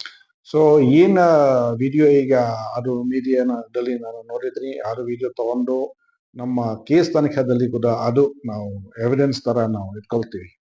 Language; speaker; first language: Kannada; non-native, fluent; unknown